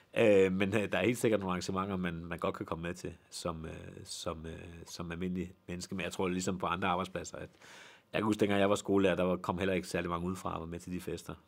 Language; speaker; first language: Danish; native; Danish